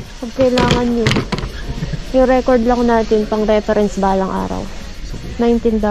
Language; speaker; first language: Filipino; native; Filipino